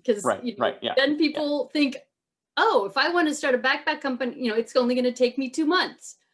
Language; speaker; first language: English; native; English